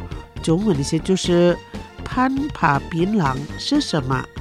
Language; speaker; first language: Chinese; non-native, fluent; Indonesian